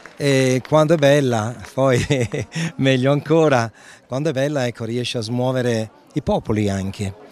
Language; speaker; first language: Italian; native; Italian